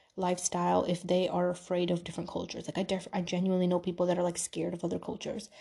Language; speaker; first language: English; early bilingual, other home language; Urdu